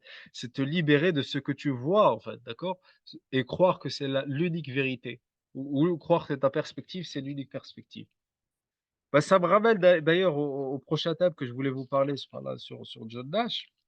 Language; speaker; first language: French; native; French